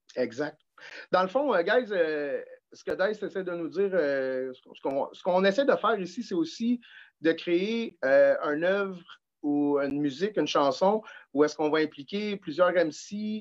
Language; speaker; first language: French; native; French